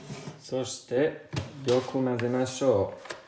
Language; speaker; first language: Japanese; non-native, learner; Italian